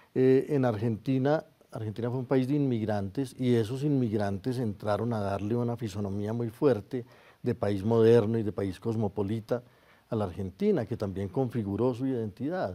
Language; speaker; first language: Spanish; native; Spanish